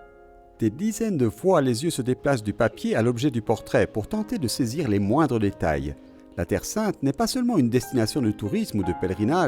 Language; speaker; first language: French; native; French